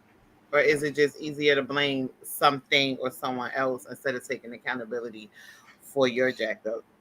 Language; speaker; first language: English; native; English